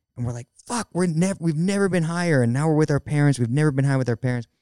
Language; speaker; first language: English; native; English